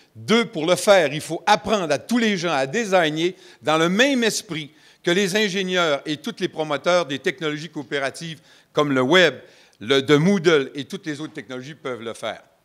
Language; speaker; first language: French; native; French